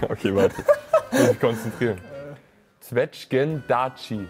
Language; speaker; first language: German; native; German